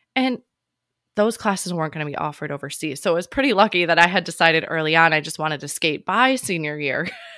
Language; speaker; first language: English; native; English